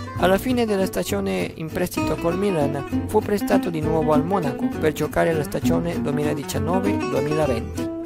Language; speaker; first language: Italian; non-native, fluent; Spanish